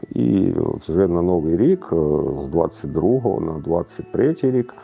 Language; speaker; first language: Ukrainian; native; Ukrainian